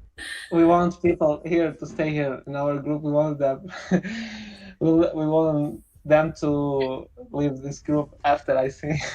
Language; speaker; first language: English; non-native, learner; Arabic